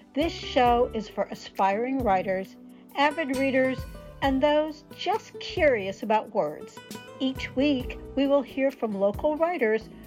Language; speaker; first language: English; native; English